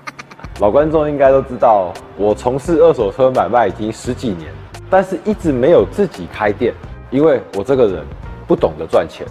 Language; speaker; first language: Chinese; native; Chinese